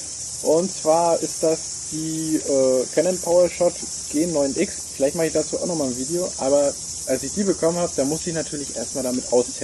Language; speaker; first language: German; native; German